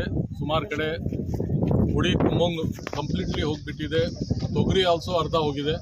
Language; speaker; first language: Kannada; non-native, local second language; Urdu